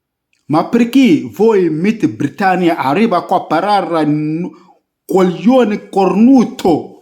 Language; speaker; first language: Italian; non-native, learner; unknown